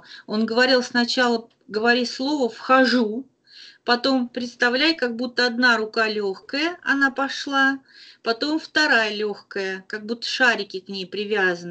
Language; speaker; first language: Russian; native; Russian